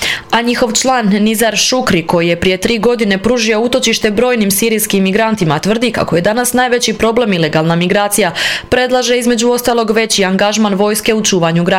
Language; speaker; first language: Croatian; native; Croatian